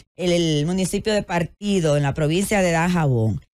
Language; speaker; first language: Spanish; native; Spanish